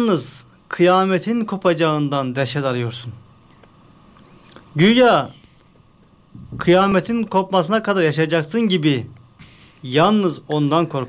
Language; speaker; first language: Turkish; native; Turkish